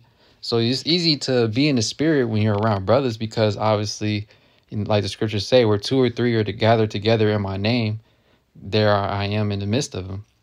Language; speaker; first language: English; native; English